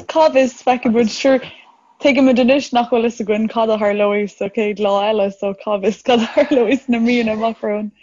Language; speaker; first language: Irish; non-native, local second language; English